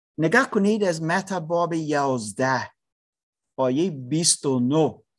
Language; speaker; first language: Persian; non-native, learner; English